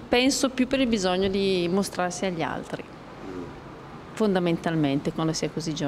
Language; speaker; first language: Italian; native; Italian